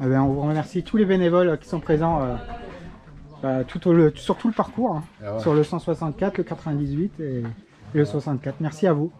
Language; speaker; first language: French; native; French